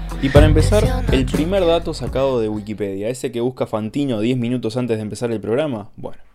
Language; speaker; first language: Spanish; native; Spanish